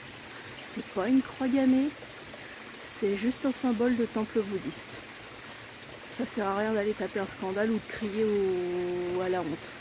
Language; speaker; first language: French; native; French